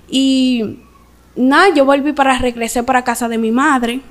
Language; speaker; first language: Spanish; native; Spanish